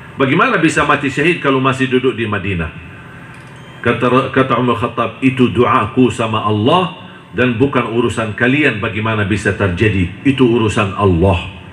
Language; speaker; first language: Indonesian; non-native, fluent; Arabic